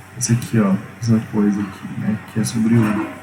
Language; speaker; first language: Portuguese; native; Portuguese